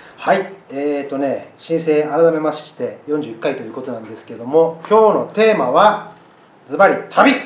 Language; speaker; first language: Japanese; native; Japanese